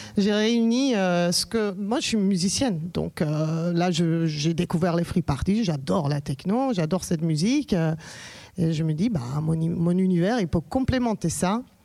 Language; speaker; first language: French; non-native, fluent; Persian